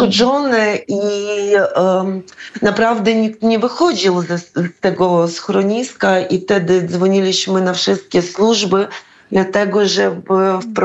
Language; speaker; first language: Polish; non-native, fluent; Ukrainian